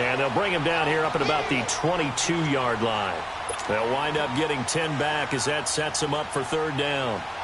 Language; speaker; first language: English; native; English